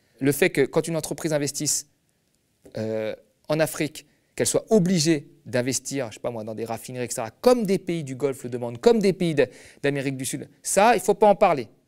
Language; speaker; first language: French; native; French